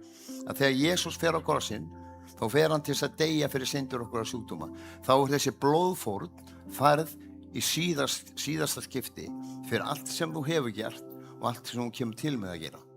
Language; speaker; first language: Icelandic; native; Icelandic